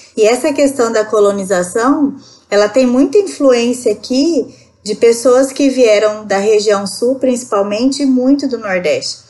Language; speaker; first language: Portuguese; native; Portuguese